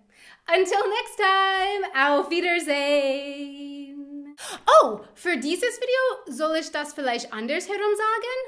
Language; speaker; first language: German; non-native, fluent; English